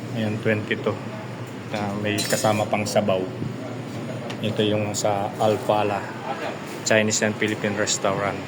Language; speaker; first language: Filipino; non-native, local second language; Pampanga